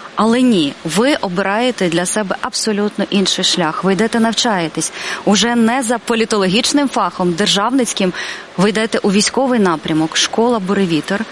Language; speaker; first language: Ukrainian; native; Ukrainian